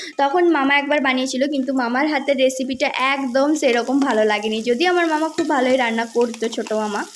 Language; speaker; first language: Bangla; non-native, local second language; Santali